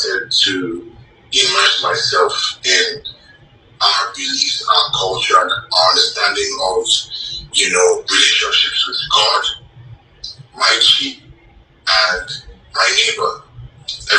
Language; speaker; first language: English; non-native, local second language; Igbo